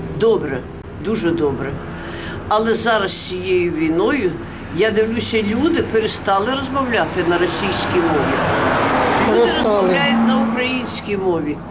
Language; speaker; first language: Ukrainian; non-native, local second language; Russian